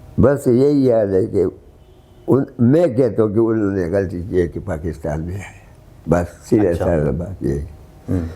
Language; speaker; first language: Urdu; non-native, local second language; Pashto